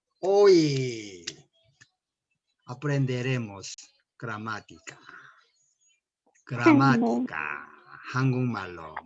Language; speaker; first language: Spanish; non-native, learner; Korean